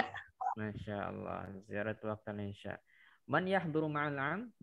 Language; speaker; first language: Arabic; non-native, fluent; Indonesian